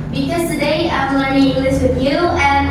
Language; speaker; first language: English; non-native, learner; Indonesian